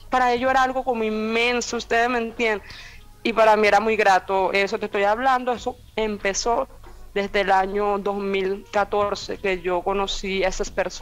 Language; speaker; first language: Spanish; native; Spanish